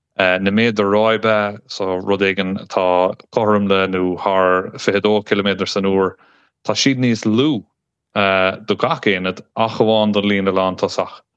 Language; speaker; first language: Irish; non-native, local second language; English